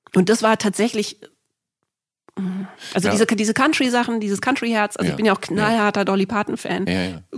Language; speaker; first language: German; native; German